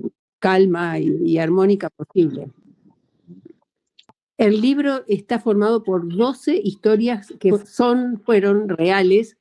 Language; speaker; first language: Spanish; native; Spanish